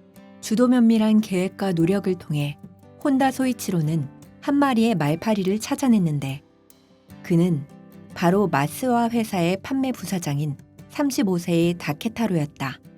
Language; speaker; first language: Korean; native; Korean